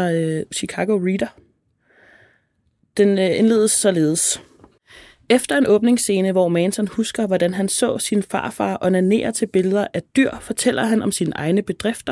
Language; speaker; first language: Danish; native; Danish